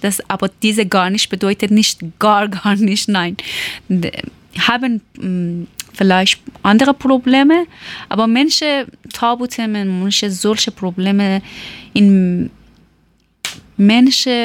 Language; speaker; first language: German; non-native, learner; Persian